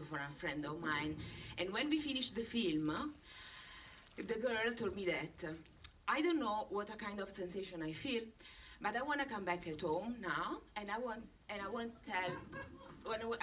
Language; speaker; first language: English; non-native, learner; Italian